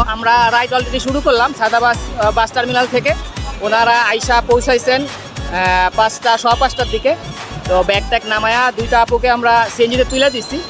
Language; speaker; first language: Bangla; native; Bangla